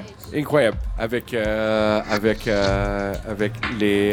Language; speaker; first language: French; non-native, learner; English